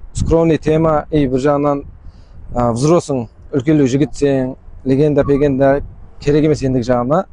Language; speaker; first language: Uzbek; non-native, local second language; Kara-Kalpak